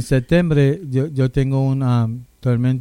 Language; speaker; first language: Spanish; non-native, local second language; English